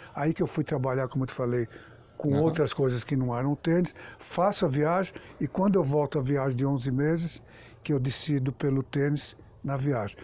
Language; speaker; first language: Portuguese; native; Portuguese